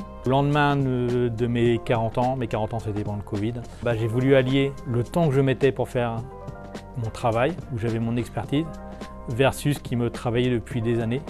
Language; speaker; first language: French; native; French